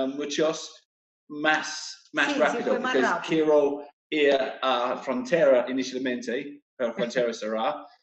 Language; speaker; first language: Spanish; non-native, learner; English